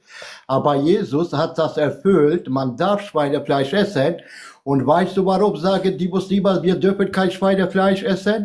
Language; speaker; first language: German; non-native, fluent; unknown